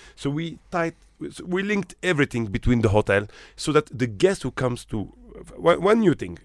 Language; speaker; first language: English; non-native, fluent; Arabic